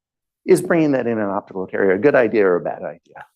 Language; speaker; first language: English; native; English